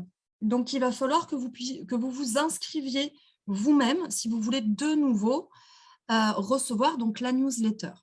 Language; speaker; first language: French; native; French